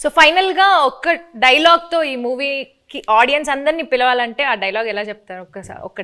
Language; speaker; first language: Telugu; native; Telugu